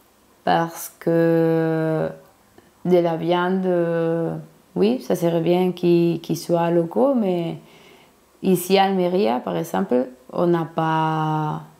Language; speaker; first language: French; non-native, learner; Spanish